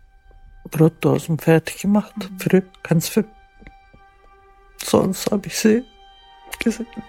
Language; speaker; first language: German; non-native, learner; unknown